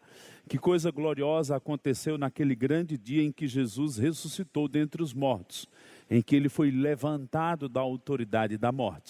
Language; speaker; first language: Portuguese; native; Portuguese